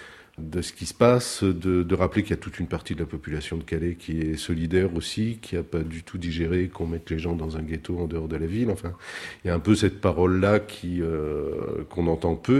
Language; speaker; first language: French; native; French